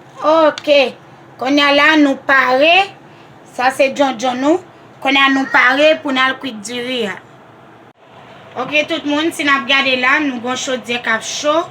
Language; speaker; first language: French; non-native, learner; Haitian Creole